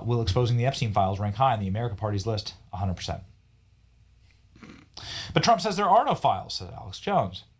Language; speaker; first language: English; native; English